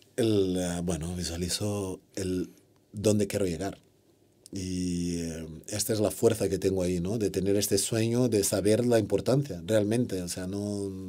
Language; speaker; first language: Spanish; non-native, fluent; Portuguese